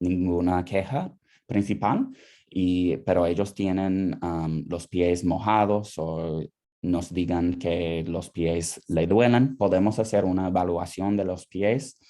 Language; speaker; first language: Spanish; non-native, fluent; English